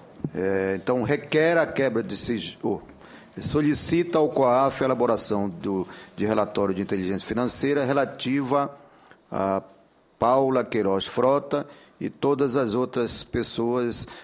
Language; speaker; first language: Portuguese; native; Portuguese